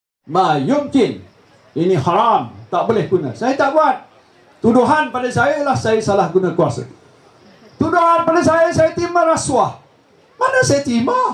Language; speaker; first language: Malay; native; Malay